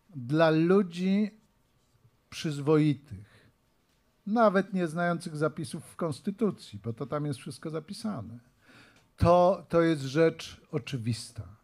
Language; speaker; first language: Polish; native; Polish